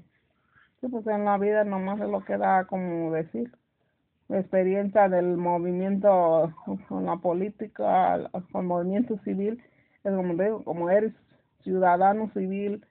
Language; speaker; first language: Spanish; native; Spanish